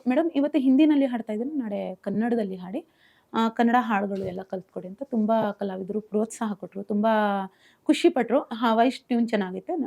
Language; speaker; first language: Kannada; non-native, local second language; Urdu